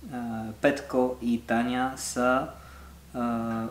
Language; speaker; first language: Bulgarian; non-native, learner; French